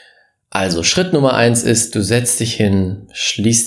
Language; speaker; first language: German; native; German